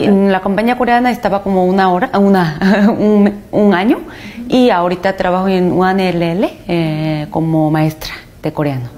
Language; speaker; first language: Spanish; non-native, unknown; Korean